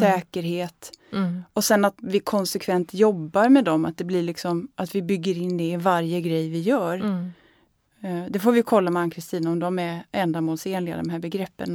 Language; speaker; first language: Swedish; native; Swedish